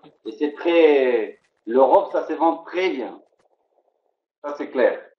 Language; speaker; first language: French; non-native, fluent; Spanish